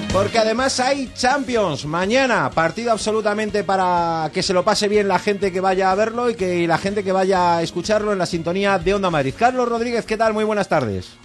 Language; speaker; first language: Spanish; native; Spanish